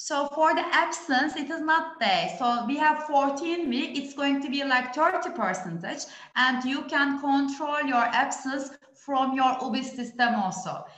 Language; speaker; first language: English; non-native, fluent; Turkish